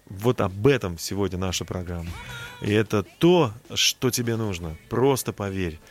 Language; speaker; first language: Russian; native; Russian